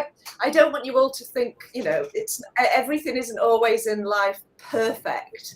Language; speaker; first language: English; native; English